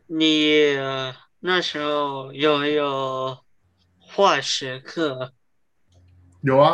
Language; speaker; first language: Chinese; early bilingual, heritage; Chinese